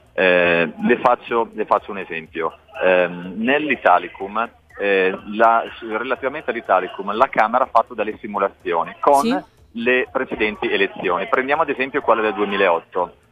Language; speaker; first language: Italian; native; Italian